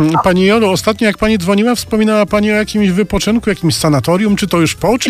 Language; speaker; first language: Polish; native; Polish